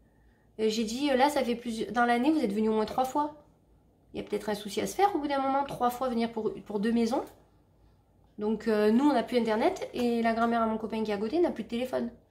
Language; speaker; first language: French; native; French